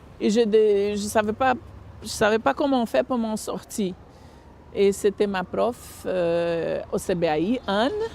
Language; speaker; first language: French; non-native, fluent; Portuguese